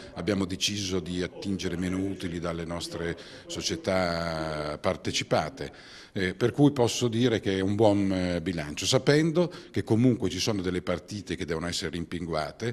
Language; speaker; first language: Italian; native; Italian